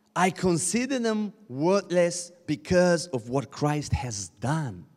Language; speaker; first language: English; non-native, fluent; Romanian